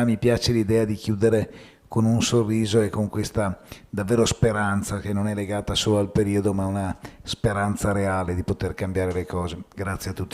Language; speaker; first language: Italian; native; Italian